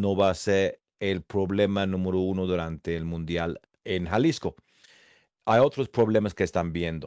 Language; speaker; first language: Spanish; non-native, fluent; English